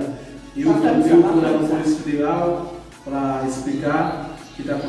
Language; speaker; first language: Portuguese; non-native, learner; Haitian Creole